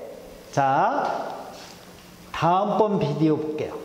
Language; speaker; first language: Korean; non-native, fluent; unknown